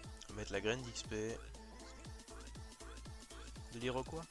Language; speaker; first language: French; native; French